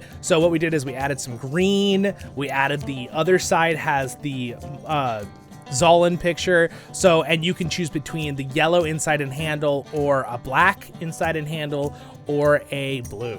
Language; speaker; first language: English; native; English